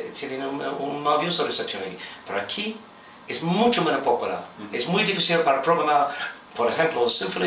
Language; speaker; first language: Spanish; non-native, fluent; English